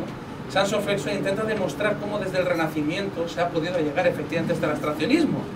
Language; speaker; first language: Spanish; native; Spanish